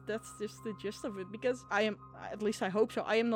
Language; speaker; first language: English; non-native, fluent; Dutch